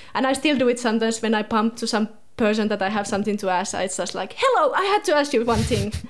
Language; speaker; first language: English; non-native, fluent; Finnish